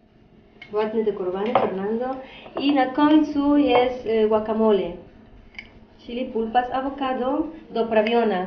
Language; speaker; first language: Polish; non-native, learner; Spanish